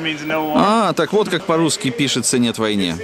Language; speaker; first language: Russian; non-native, learner; English